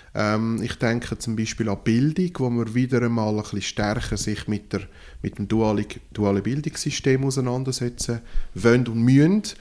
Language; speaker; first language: German; non-native, local second language; French